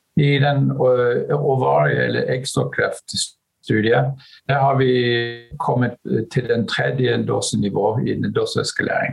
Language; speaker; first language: Norwegian; non-native, fluent; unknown